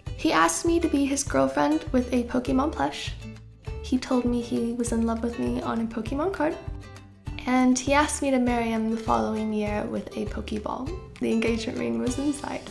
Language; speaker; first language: English; native; English